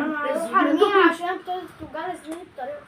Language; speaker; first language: Arabic; native; Arabic